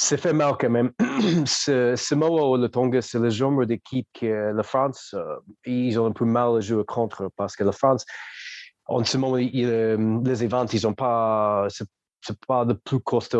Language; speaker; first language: French; non-native, fluent; English